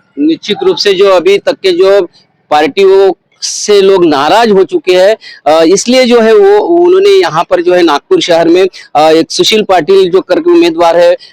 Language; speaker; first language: Hindi; non-native, local second language; Marathi